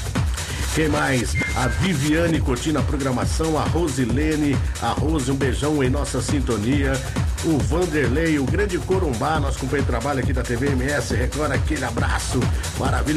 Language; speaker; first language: Portuguese; native; Portuguese